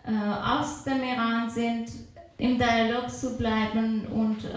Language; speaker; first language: German; non-native, fluent; Persian